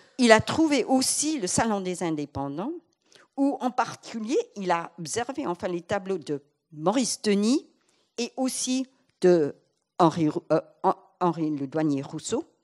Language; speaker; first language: French; non-native, fluent; English